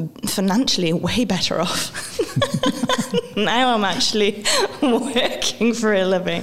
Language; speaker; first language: English; native; English